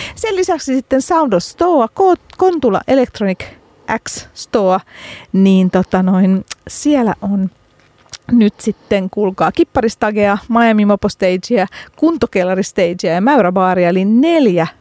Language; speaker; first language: Finnish; native; Finnish